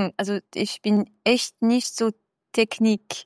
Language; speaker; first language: German; non-native, fluent; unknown